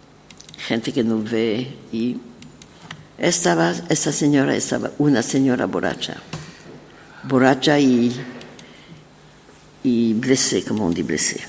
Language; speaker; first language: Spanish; non-native, learner; French